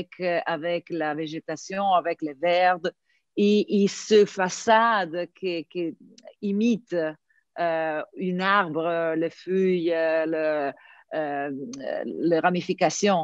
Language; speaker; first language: French; non-native, fluent; Italian